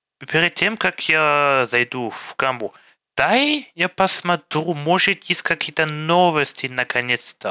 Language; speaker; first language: Russian; non-native, fluent; German